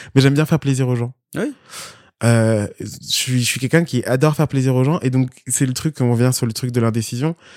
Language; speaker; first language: French; early bilingual, other home language; Spanish